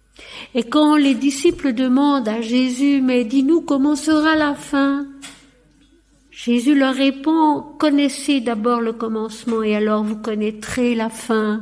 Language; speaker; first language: French; native; French